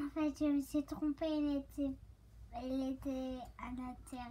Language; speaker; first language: French; early bilingual, other home language; Turkish